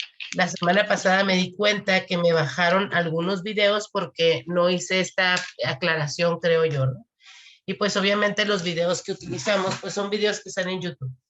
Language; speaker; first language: Spanish; native; Spanish